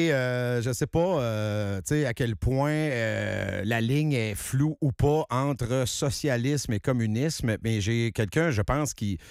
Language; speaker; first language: French; native; French